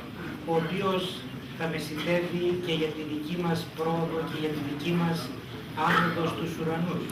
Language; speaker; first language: Greek; native; Greek